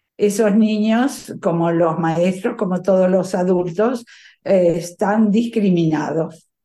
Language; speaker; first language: Spanish; native; Spanish